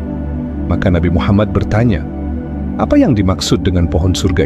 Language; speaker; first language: Indonesian; native; Indonesian